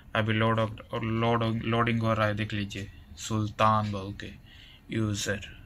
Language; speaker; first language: Hindi; non-native, local second language; Kannada